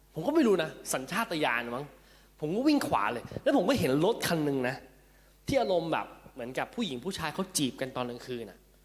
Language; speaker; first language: Thai; early bilingual, heritage; Thai